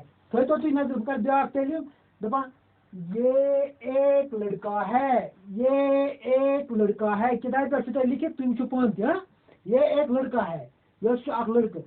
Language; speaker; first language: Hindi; non-native, local second language; Kashmiri